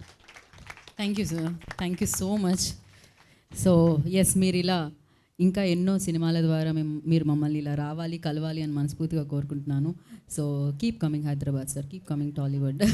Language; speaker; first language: Telugu; native; Telugu